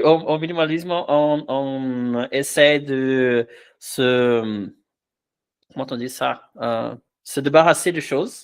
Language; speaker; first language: French; non-native, fluent; Portuguese